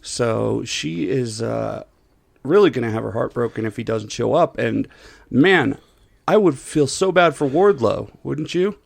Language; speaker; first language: English; native; English